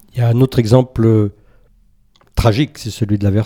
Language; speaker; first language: French; native; French